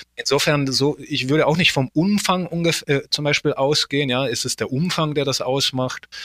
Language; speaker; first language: German; early bilingual, other home language; Polish